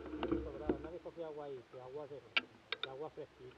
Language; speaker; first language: Spanish; native; Spanish